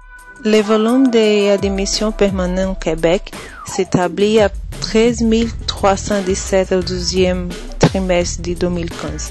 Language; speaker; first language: French; non-native, learner; Portuguese